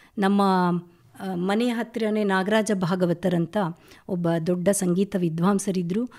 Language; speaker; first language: Kannada; native; Kannada